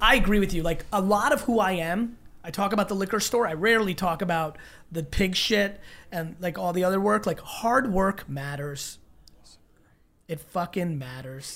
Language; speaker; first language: English; native; English